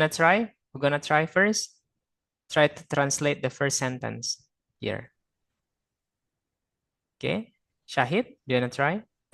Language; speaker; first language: English; non-native, fluent; Indonesian